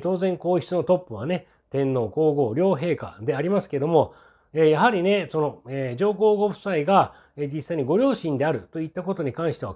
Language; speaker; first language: Japanese; native; Japanese